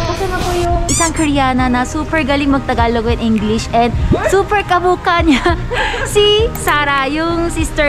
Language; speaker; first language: Filipino; non-native, fluent; Korean